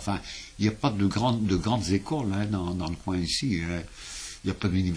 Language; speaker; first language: French; native; French